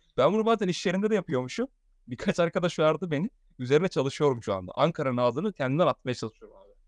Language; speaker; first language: Turkish; native; Turkish